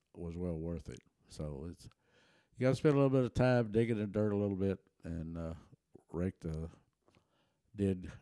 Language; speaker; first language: English; early bilingual, other home language; German